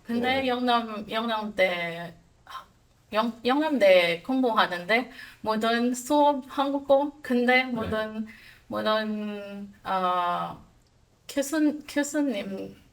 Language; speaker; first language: Korean; non-native, fluent; Croatian